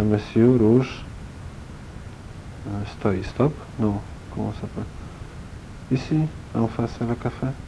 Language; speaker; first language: French; non-native, learner; Polish